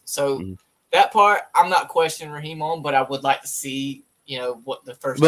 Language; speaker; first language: English; native; English